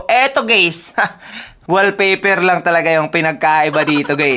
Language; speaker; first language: Filipino; native; Filipino